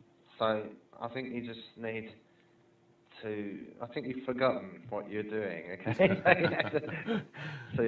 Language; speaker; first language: English; non-native, fluent; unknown